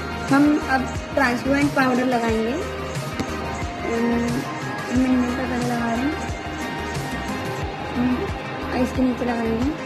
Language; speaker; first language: Hindi; native; Hindi